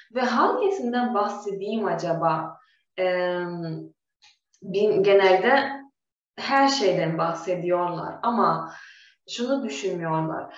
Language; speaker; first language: Turkish; non-native, fluent; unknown